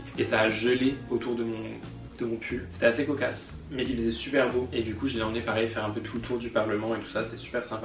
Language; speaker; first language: French; native; French